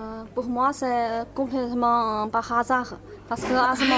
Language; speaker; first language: French; non-native, learner; Chinese